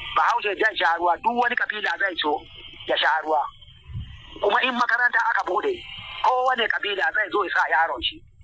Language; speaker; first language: Hausa; non-native, local second language; Fula